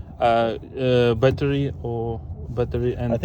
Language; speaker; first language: English; non-native, learner; Ukrainian